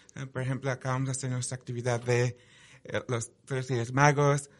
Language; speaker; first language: Spanish; early bilingual, heritage; Spanish